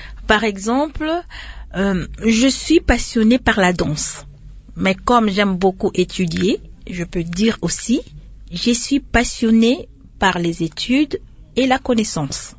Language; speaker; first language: French; non-native, local second language; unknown